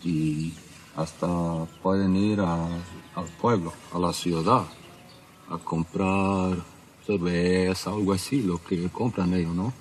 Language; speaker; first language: Spanish; non-native, local second language; Plautdietsch